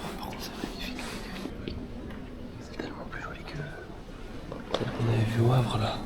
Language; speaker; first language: French; native; French